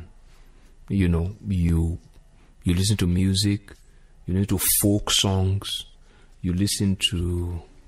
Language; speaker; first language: English; non-native, local second language; Yoruba